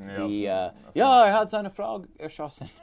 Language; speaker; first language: German; non-native, learner; English